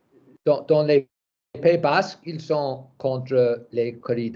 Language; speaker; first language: French; non-native, learner; English